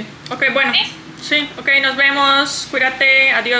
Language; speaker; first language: Spanish; non-native, learner; English